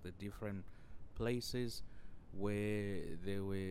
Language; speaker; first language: English; non-native, local second language; Shona